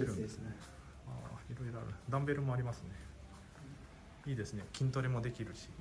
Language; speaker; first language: Japanese; native; Japanese